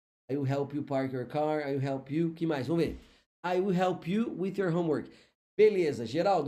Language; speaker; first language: English; non-native, fluent; Portuguese